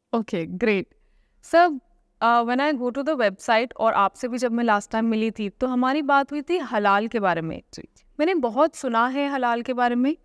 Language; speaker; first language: Hindi; native; Hindi